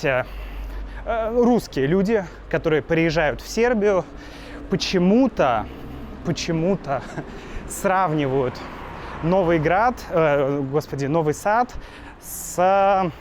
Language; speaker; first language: Russian; native; Russian